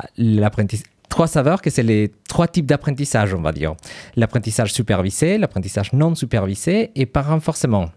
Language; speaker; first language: French; non-native, fluent; Spanish